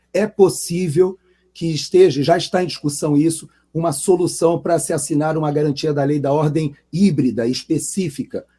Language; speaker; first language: Portuguese; native; Portuguese